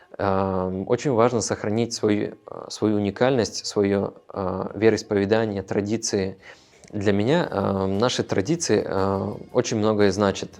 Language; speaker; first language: Russian; non-native, local second language; Tajik